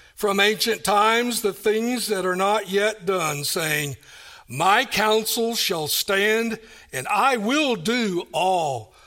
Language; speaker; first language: English; native; English